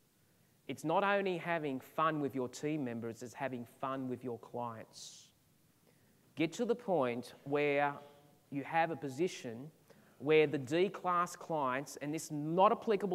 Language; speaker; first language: English; native; English